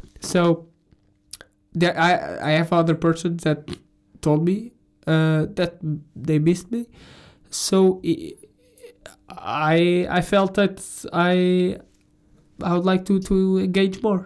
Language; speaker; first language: English; non-native, fluent; Portuguese